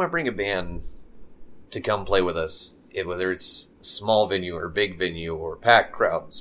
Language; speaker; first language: English; native; English